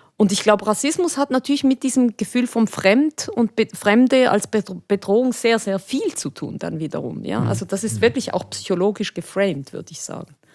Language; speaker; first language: German; early bilingual, other home language; Spanish